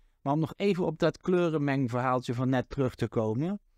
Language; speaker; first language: Dutch; native; Dutch